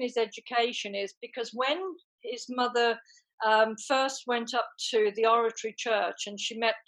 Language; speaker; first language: English; native; English